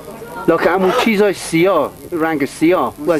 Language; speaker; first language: Persian; native; Persian